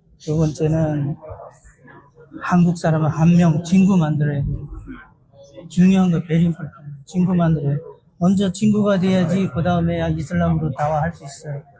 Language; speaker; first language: Korean; non-native, learner; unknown